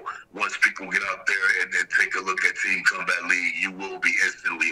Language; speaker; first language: English; native; English